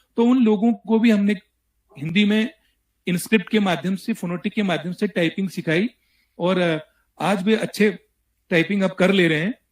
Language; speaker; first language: Hindi; native; Hindi